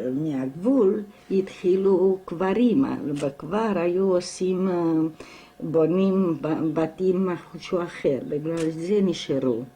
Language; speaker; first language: Hebrew; non-native, fluent; Romanian